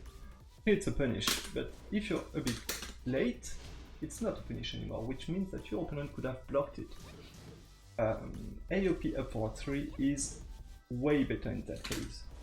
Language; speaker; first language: English; non-native, fluent; French